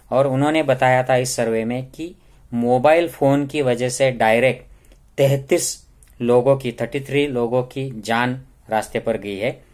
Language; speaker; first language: Hindi; non-native, local second language; Marathi